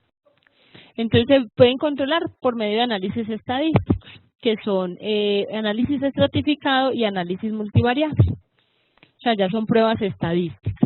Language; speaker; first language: Spanish; native; Spanish